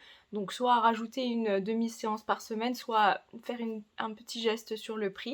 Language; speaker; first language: French; native; French